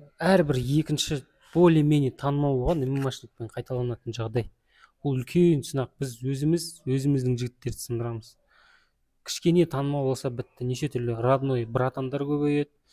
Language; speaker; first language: Kazakh; native; Kazakh